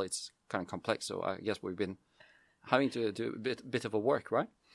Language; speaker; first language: English; non-native, fluent; Norwegian